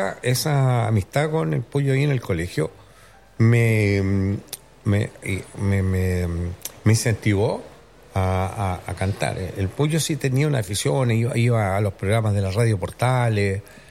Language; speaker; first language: Spanish; native; Spanish